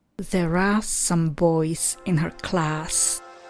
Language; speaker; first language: English; non-native, fluent; Czech